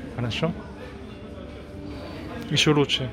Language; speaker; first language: Russian; non-native, learner; Korean